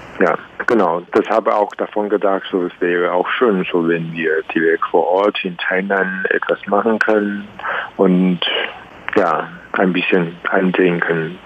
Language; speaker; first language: German; non-native, learner; Chinese